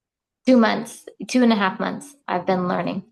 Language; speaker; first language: English; early bilingual, heritage; English